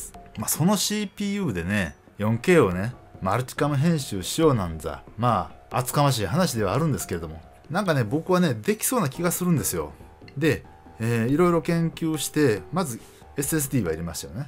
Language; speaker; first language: Japanese; native; Japanese